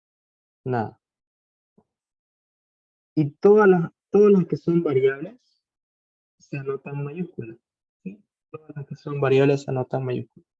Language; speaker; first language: Spanish; native; Spanish